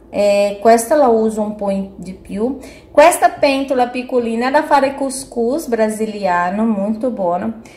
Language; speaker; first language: Italian; non-native, fluent; Portuguese